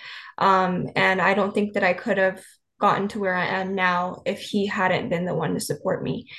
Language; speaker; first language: English; native; English